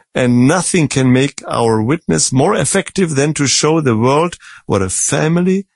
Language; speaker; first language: English; non-native, fluent; Czech